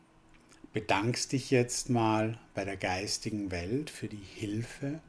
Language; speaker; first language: German; native; German